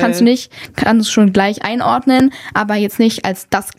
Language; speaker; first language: German; native; German